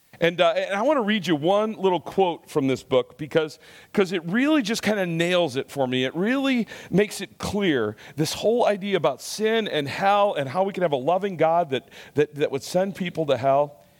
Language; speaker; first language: English; native; English